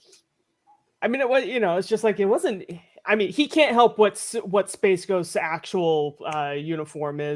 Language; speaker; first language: English; native; English